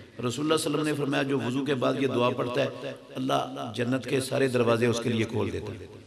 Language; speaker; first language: Urdu; non-native, local second language; Punjabi